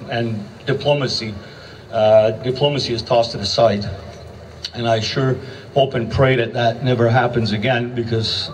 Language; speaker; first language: English; native; English